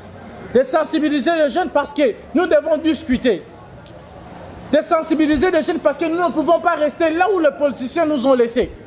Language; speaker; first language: French; non-native, local second language; Lingala